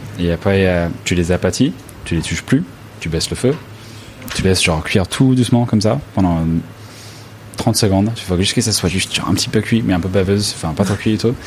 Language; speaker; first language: French; non-native, fluent; English